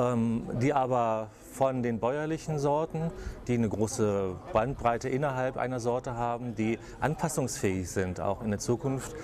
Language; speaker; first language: German; native; German